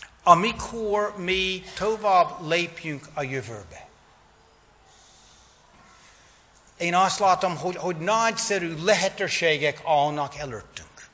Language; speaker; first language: Hungarian; non-native, fluent; English